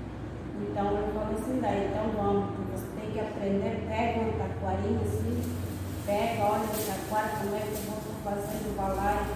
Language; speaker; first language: Portuguese; non-native, local second language; Guarani